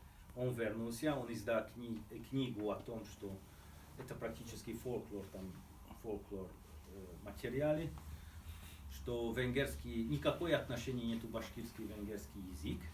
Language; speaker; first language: Russian; non-native, fluent; Hungarian